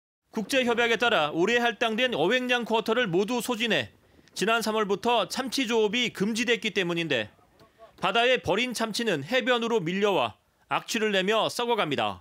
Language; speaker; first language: Korean; native; Korean